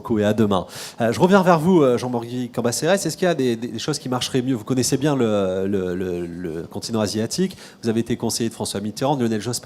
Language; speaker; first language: French; native; French